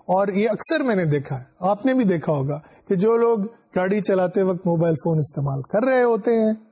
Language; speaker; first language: Urdu; non-native, local second language; Punjabi